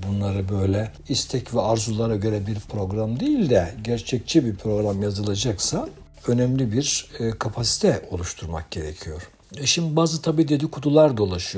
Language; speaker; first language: Turkish; native; Turkish